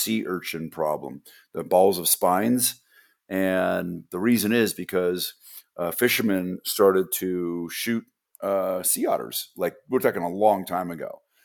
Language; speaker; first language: English; native; English